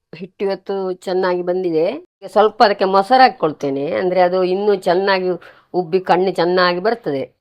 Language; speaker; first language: Kannada; non-native, local second language; Konkani